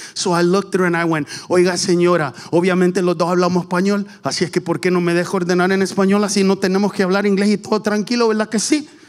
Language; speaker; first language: Spanish; early bilingual, other home language; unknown